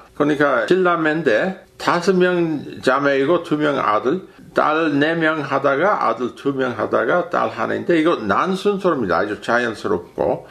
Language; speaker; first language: Korean; non-native, fluent; English